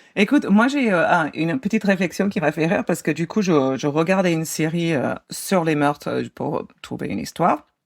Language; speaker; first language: French; non-native, fluent; English